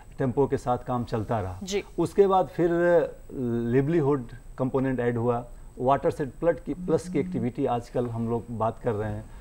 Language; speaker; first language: Hindi; native; Hindi